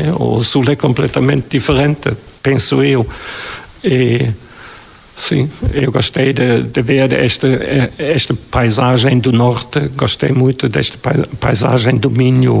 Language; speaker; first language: Portuguese; non-native, fluent; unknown